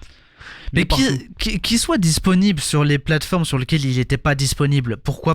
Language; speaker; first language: French; native; French